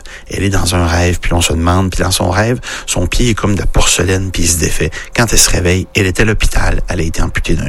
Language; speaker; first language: French; native; French